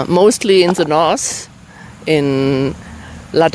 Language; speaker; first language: English; non-native, learner; German